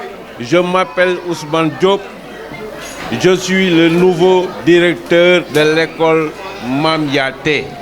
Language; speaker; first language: French; non-native, local second language; Wolof